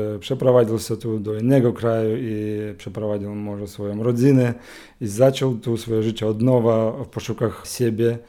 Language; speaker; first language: Polish; non-native, learner; Ukrainian